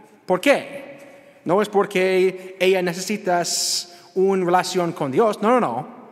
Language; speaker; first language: Spanish; non-native, learner; English